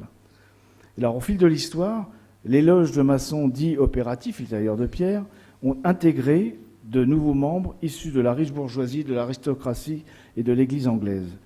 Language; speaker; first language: French; native; French